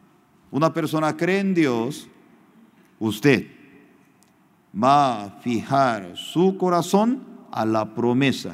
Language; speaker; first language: Spanish; non-native, fluent; Korean